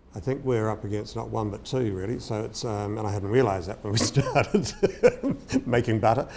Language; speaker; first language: English; native; English